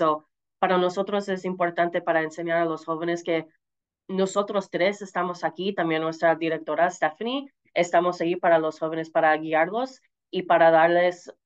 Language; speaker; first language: Spanish; early bilingual, heritage; Spanish